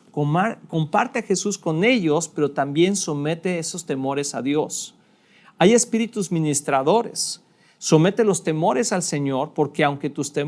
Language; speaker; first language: Spanish; native; Spanish